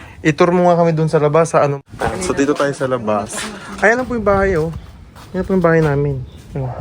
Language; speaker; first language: Filipino; native; Filipino